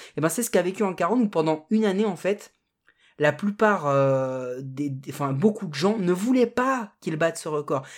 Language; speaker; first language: French; native; French